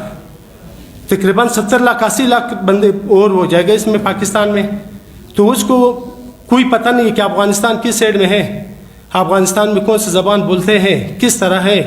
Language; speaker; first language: Urdu; non-native, local second language; Pashto